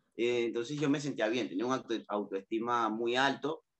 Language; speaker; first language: Spanish; native; Spanish